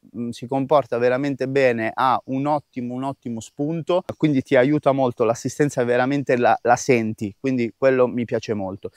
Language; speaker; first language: Italian; native; Italian